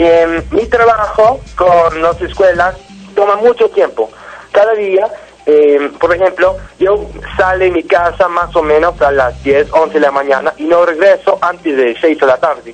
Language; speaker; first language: Spanish; non-native, learner; English